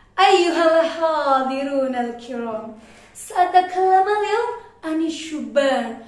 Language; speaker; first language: Arabic; non-native, learner; Indonesian